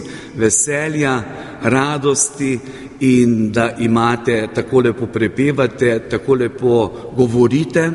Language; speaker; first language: Slovenian; native; Slovenian